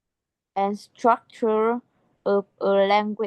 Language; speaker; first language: English; non-native, learner; Vietnamese